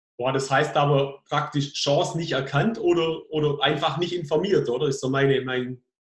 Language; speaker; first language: German; native; German